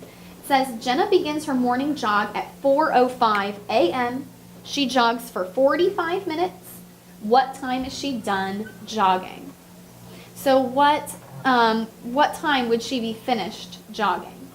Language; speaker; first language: English; native; English